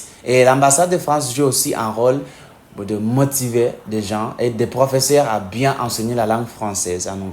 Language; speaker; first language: French; non-native, fluent; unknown